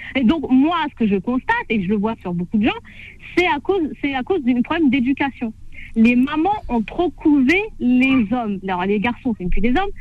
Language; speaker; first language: French; native; French